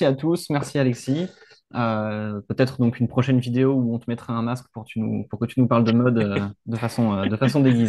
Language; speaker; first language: French; native; French